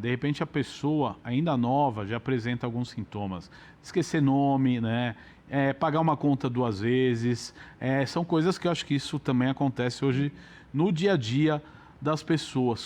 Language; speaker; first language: Portuguese; native; Portuguese